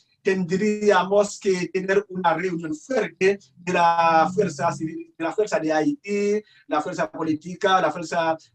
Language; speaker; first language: Spanish; non-native, learner; Haitian Creole